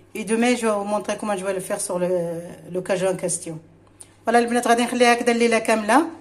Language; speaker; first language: French; non-native, local second language; Arabic